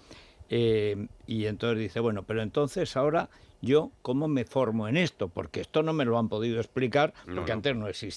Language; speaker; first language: Spanish; native; Spanish